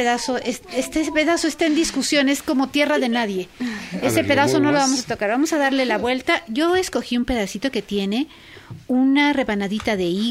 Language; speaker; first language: Spanish; native; Spanish